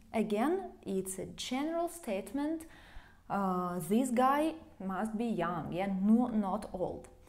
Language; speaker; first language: English; non-native, fluent; Russian